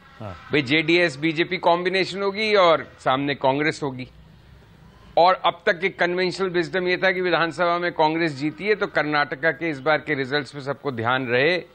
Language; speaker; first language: Hindi; native; Hindi